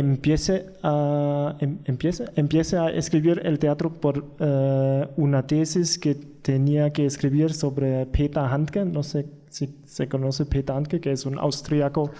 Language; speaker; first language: Spanish; non-native, learner; German